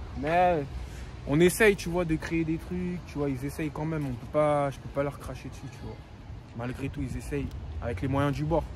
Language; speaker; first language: French; early bilingual, other home language; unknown